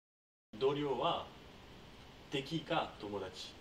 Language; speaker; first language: Japanese; non-native, learner; French